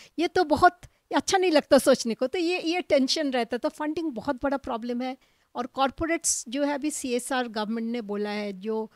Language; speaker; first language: Hindi; non-native, local second language; Bangla